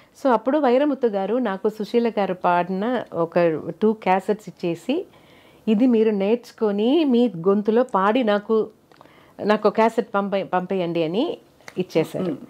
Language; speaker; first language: Telugu; non-native, fluent; Malayalam